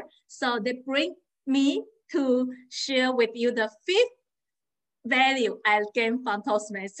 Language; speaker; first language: English; non-native, fluent; Chinese